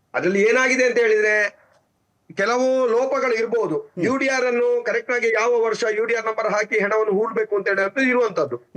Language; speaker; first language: Kannada; native; Kannada